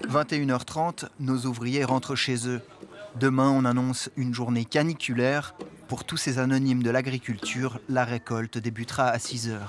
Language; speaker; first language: French; native; French